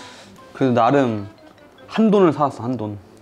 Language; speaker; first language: Korean; native; Korean